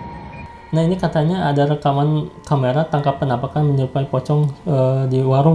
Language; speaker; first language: Indonesian; native; Indonesian